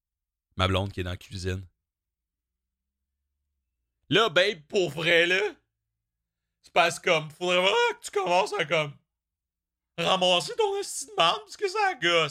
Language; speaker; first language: French; native; French